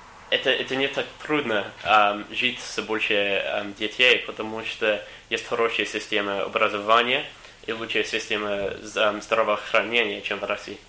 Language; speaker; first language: Russian; non-native, learner; English